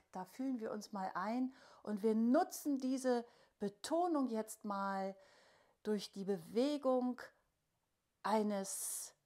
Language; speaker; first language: German; native; German